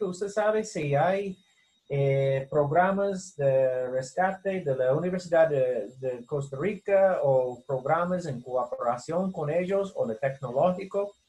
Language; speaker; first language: Spanish; non-native, fluent; English